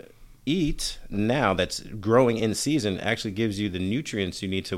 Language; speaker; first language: English; native; English